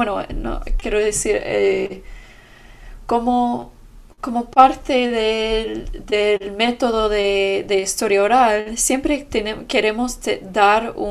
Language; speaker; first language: Spanish; non-native, fluent; English